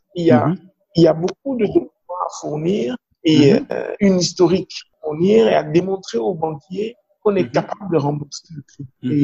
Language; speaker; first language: French; non-native, local second language; Fon